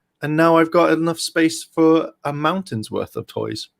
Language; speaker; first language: English; native; English